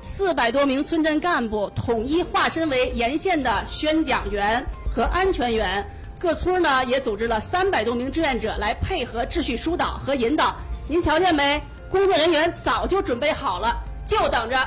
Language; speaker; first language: Chinese; native; Chinese